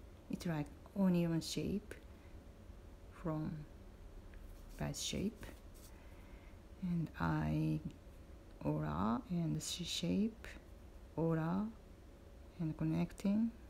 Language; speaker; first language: English; non-native, learner; Japanese